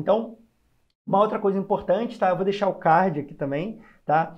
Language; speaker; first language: Portuguese; native; Portuguese